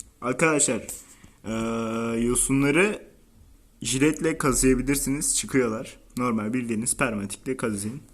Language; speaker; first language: Turkish; native; Turkish